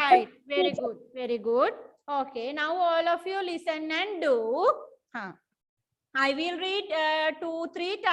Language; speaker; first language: English; non-native, local second language; Sinhala